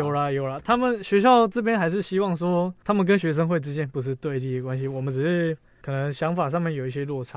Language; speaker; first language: Chinese; native; Chinese